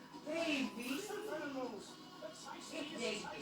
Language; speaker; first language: German; non-native, learner; Filipino